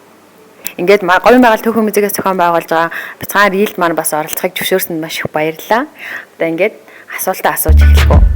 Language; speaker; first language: Mongolian; native; Mongolian